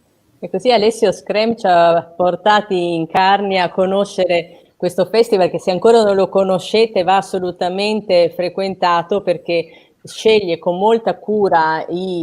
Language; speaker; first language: Italian; native; Italian